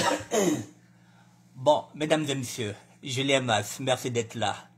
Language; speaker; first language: French; non-native, local second language; Lingala